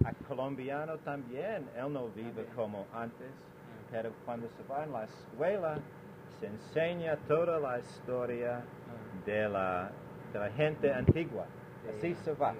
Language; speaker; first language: Spanish; non-native, learner; English